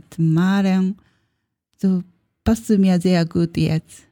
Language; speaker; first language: German; non-native, learner; Japanese